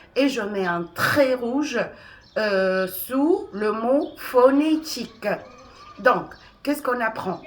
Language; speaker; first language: French; non-native, local second language; Arabic